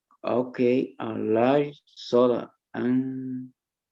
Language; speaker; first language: English; non-native, learner; Spanish